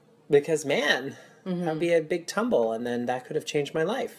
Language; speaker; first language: English; native; English